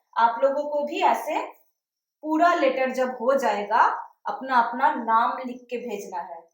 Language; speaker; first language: Hindi; non-native, local second language; Bangla